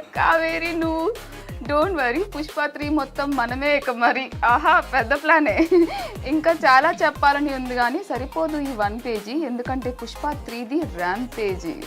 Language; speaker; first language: Telugu; native; Telugu